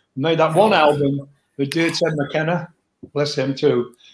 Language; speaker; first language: English; native; English